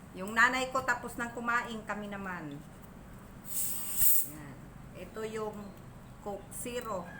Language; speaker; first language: Filipino; native; Filipino